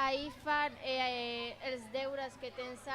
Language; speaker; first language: Catalan; non-native, local second language; Spanish